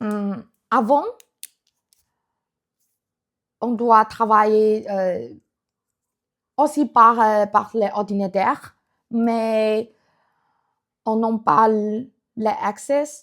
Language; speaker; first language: French; non-native, learner; Chinese